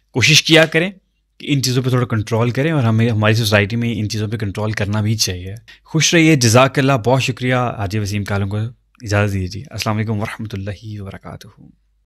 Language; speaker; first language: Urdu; non-native, local second language; Punjabi